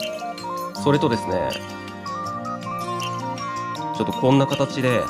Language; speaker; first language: Japanese; native; Japanese